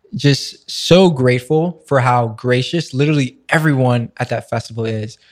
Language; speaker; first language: English; native; English